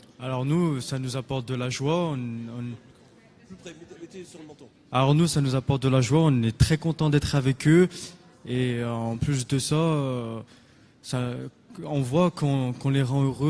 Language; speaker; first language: French; native; French